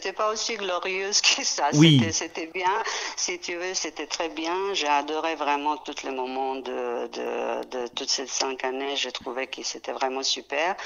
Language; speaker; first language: French; non-native, fluent; Serbian